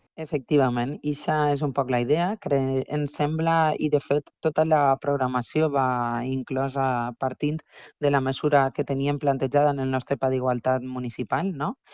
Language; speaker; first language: Catalan; native; Catalan